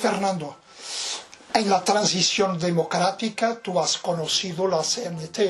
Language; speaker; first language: Spanish; non-native, fluent; Portuguese